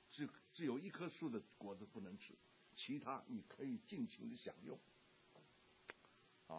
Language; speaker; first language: Chinese; native; Chinese